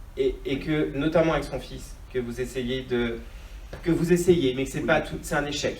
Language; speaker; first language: French; native; French